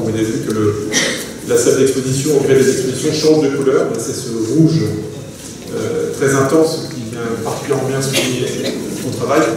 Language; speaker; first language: French; native; French